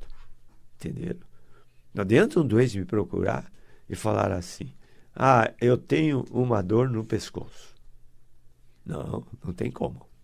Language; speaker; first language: Portuguese; native; Portuguese